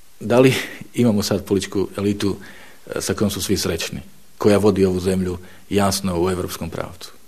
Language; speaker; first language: Bosnian; non-native, fluent; Slovak